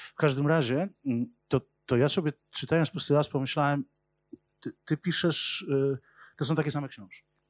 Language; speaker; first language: Polish; native; Polish